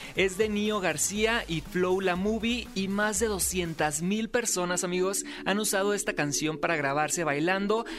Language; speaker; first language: Spanish; native; Spanish